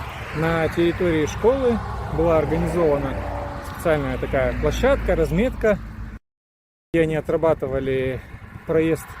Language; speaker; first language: Russian; native; Russian